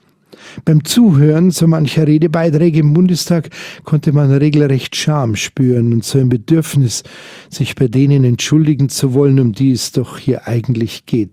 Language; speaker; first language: German; native; German